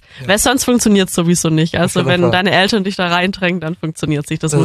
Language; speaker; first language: German; native; German